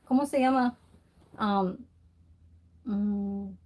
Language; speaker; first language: Spanish; non-native, learner; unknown